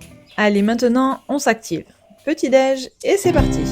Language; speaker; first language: French; native; French